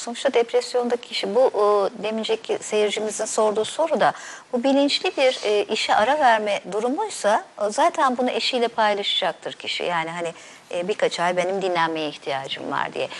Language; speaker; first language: Turkish; native; Turkish